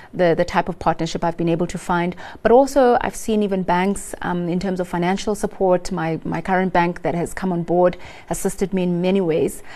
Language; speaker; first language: English; non-native, local second language; Xhosa